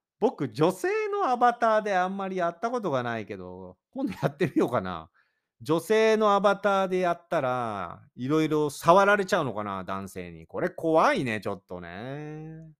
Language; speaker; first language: Japanese; native; Japanese